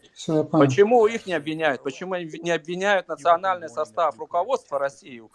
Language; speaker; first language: Russian; native; Russian